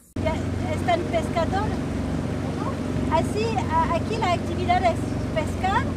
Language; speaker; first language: Spanish; non-native, learner; French